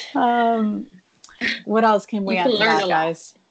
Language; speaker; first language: English; early bilingual, other home language; Spanish